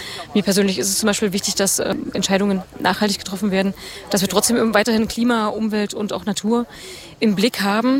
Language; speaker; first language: German; native; German